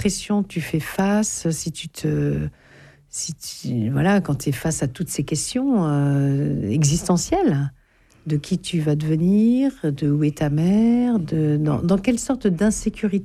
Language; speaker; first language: French; native; French